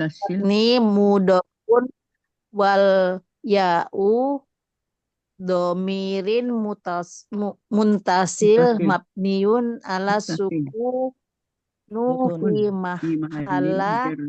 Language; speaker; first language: Arabic; non-native, learner; Indonesian